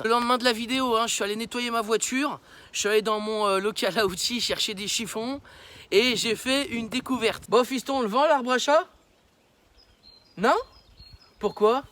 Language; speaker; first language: French; native; French